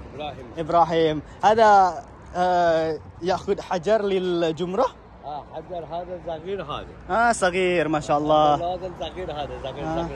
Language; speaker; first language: Arabic; non-native, learner; Indonesian